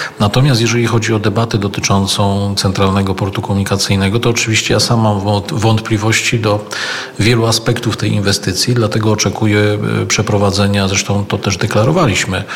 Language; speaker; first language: Polish; native; Polish